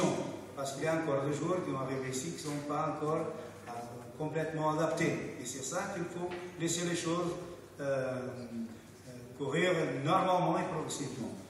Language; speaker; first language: French; non-native, fluent; Portuguese